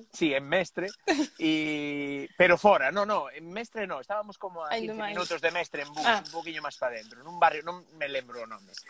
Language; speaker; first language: Galician; non-native, local second language; Spanish